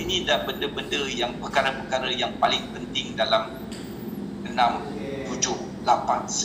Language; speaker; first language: Indonesian; non-native, local second language; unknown